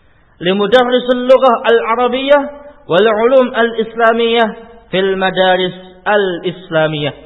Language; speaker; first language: Arabic; non-native, fluent; Indonesian